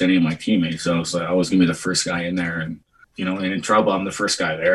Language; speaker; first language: English; native; English